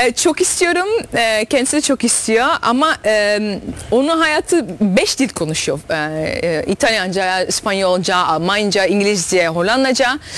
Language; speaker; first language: Turkish; early bilingual, heritage; Dutch